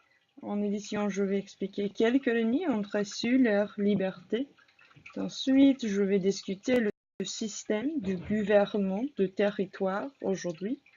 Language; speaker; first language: French; non-native, learner; English